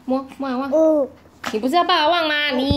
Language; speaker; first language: Chinese; native; Chinese